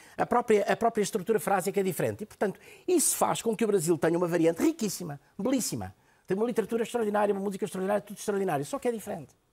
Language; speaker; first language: Portuguese; native; Portuguese